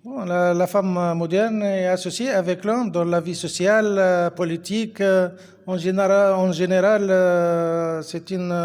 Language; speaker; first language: French; non-native, local second language; Arabic